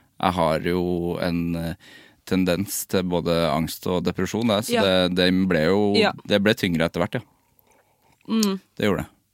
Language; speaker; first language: Norwegian; native; Norwegian